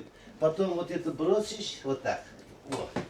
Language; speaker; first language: Russian; non-native, fluent; Uzbek